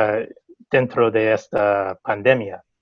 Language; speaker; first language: Spanish; non-native, fluent; English